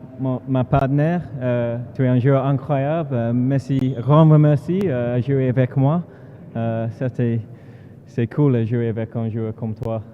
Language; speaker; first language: French; non-native, learner; English